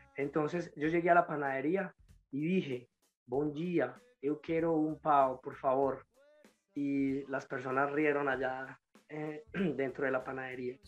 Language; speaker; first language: Spanish; native; Spanish